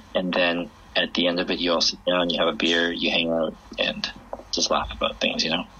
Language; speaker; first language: English; native; English